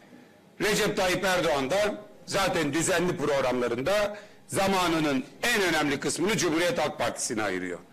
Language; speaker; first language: Turkish; native; Turkish